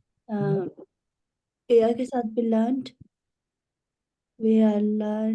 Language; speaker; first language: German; non-native, learner; Urdu